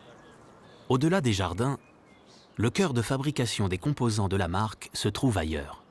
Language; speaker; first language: French; native; French